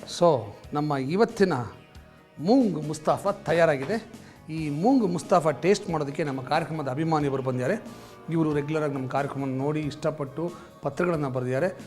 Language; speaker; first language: Kannada; native; Kannada